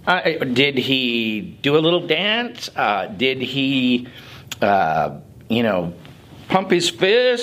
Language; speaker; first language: English; native; English